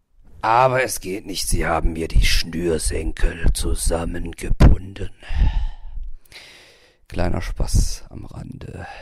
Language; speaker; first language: German; native; German